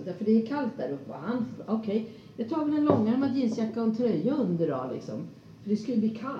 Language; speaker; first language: Swedish; native; Swedish